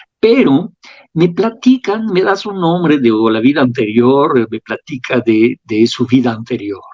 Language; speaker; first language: Spanish; non-native, fluent; French